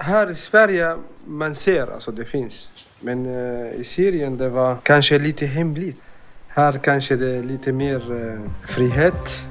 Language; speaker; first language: Swedish; non-native, learner; Arabic